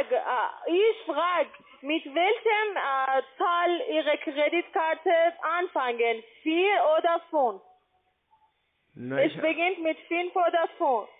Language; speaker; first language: German; non-native, learner; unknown